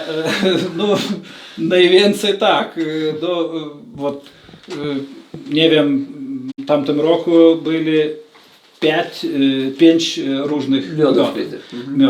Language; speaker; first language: Polish; non-native, learner; Lithuanian